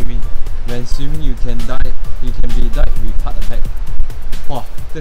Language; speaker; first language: English; non-native, local second language; Chinese